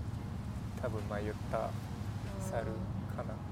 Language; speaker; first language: Japanese; non-native, learner; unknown